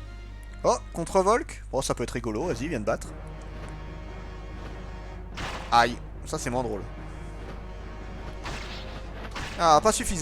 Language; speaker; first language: French; native; French